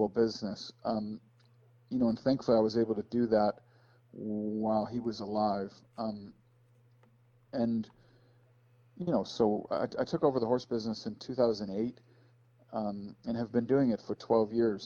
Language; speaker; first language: English; native; English